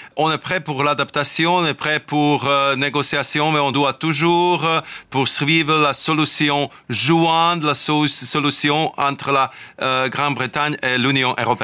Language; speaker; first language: French; non-native, fluent; Slovak